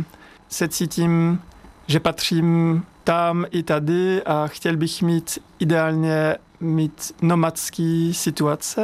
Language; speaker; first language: Czech; non-native, learner; French